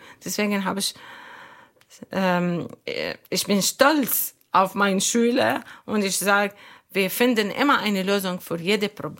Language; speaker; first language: German; non-native, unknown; Arabic